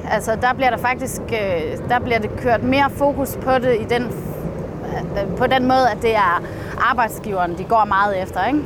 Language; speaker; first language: Danish; native; Danish